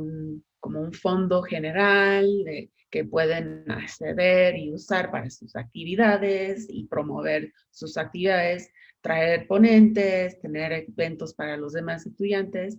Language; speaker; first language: Spanish; non-native, fluent; English